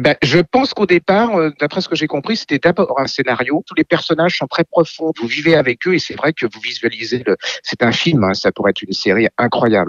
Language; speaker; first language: French; native; French